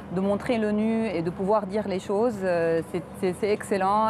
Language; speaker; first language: French; non-native, local second language; Arabic